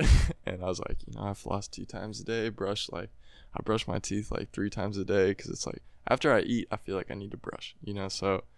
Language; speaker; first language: English; native; English